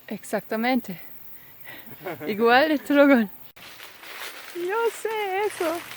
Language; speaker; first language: Spanish; non-native, learner; Dutch